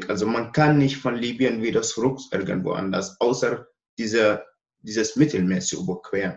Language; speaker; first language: German; non-native, learner; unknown